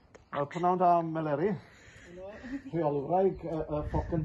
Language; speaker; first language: Welsh; native; Welsh